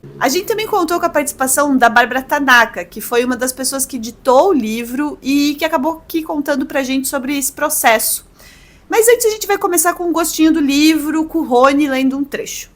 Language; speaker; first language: Portuguese; native; Portuguese